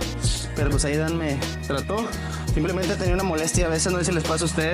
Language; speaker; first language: Spanish; native; Spanish